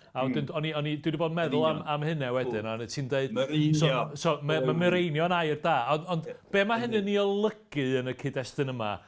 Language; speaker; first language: Welsh; native; Welsh